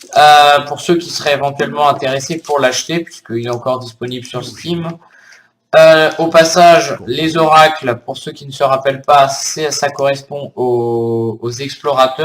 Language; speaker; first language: French; native; French